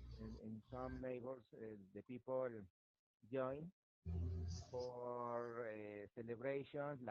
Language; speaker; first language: English; non-native, learner; Spanish